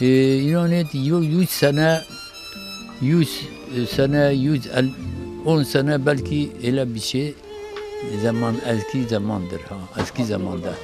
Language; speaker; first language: Turkish; non-native, local second language; Kurdish